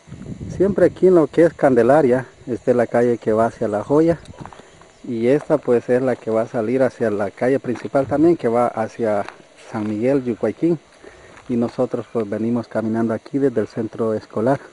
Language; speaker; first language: Spanish; native; Spanish